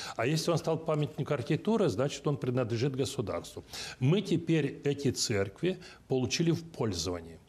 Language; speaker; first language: Russian; non-native, local second language; Romanian